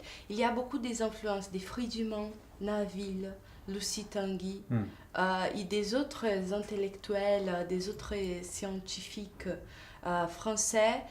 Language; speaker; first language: French; non-native, fluent; Portuguese